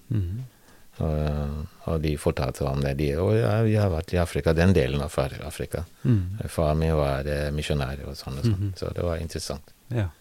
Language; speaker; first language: Norwegian; non-native, fluent; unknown